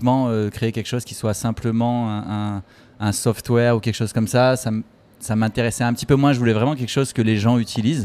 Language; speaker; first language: French; native; French